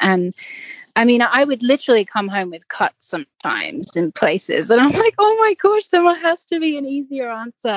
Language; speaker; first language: English; native; English